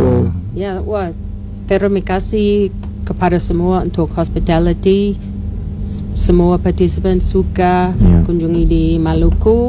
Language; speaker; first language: Indonesian; non-native, learner; English